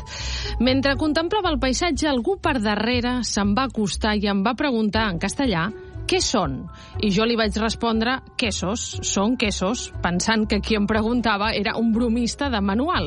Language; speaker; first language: Catalan; native; Catalan